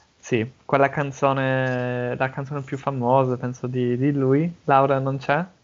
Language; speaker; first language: Italian; non-native, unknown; English